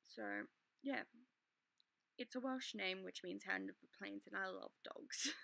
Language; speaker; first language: English; native; English